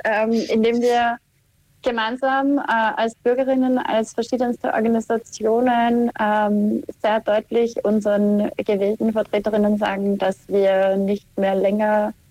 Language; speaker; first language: German; native; German